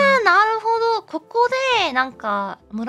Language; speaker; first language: Japanese; non-native, learner; English